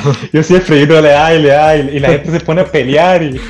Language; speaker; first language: Spanish; native; Spanish